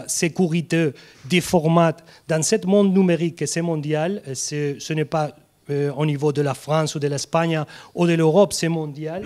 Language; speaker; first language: French; non-native, fluent; Spanish